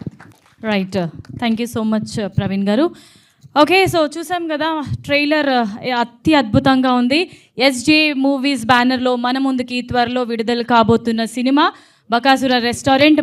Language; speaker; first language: Telugu; native; Telugu